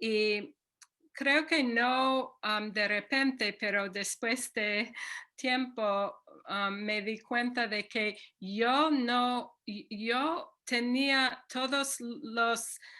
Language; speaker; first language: Spanish; non-native, fluent; English